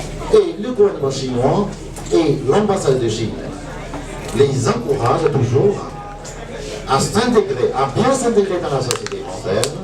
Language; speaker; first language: French; non-native, fluent; Chinese